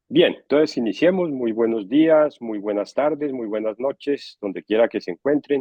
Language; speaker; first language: Spanish; native; Spanish